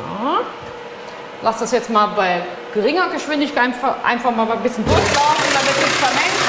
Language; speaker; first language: German; native; German